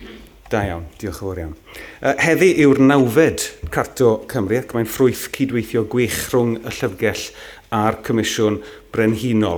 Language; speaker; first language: Welsh; native; Welsh